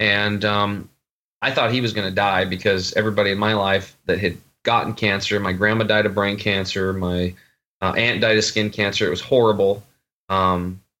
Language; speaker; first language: English; native; English